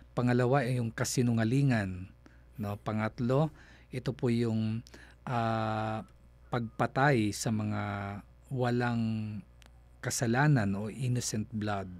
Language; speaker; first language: Filipino; non-native, local second language; Cebuano